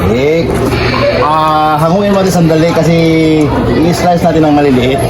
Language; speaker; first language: Filipino; non-native, local second language; Cebuano